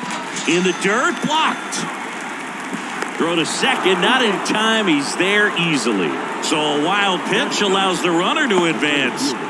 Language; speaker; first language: English; native; English